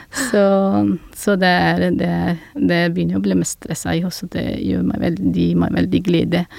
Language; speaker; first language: Norwegian; non-native, fluent; Urdu